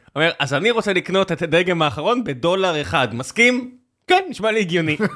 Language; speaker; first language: Hebrew; native; Hebrew